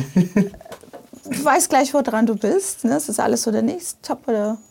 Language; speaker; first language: German; early bilingual, other home language; Portuguese